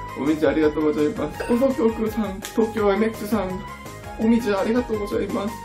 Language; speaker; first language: Japanese; non-native, fluent; Korean